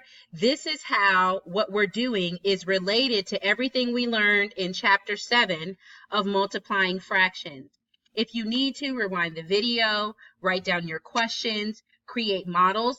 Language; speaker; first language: English; native; English